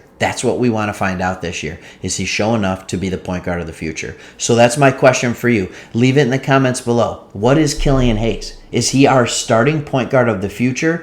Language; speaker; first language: English; native; English